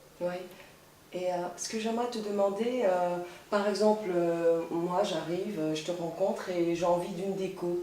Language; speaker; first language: French; native; French